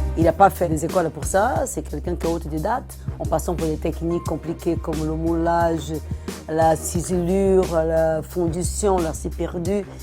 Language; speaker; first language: French; non-native, fluent; Portuguese